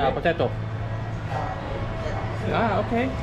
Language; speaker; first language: English; non-native, fluent; Korean